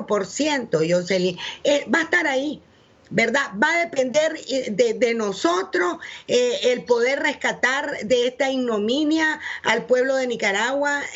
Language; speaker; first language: Spanish; native; Spanish